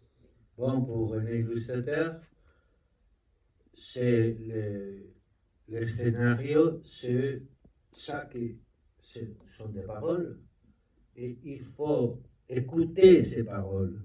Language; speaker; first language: French; non-native, learner; Spanish